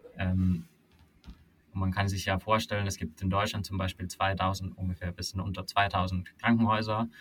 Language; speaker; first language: German; non-native, fluent; Finnish